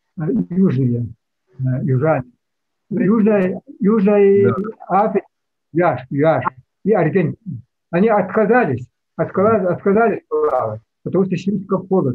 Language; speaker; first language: Russian; non-native, local second language; Yakut